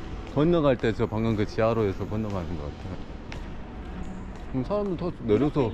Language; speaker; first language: Korean; native; Korean